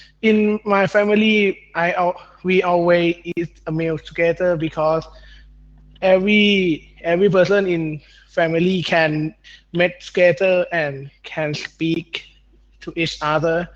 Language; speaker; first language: English; non-native, learner; Thai